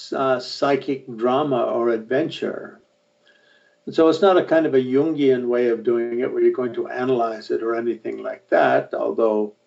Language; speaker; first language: English; native; English